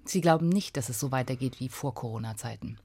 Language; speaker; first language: German; native; German